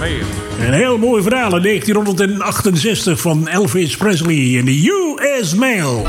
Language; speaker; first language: Dutch; native; Dutch